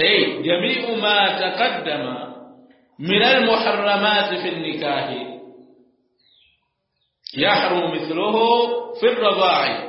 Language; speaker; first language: Arabic; non-native, fluent; Swahili